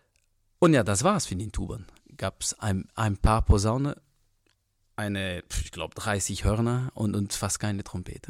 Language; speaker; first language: German; non-native, fluent; French